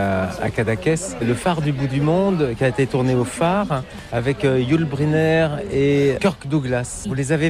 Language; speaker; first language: French; native; French